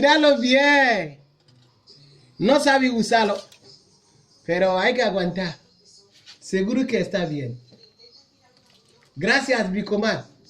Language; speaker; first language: Spanish; non-native, learner; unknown